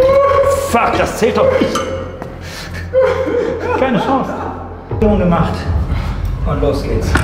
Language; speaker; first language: German; native; German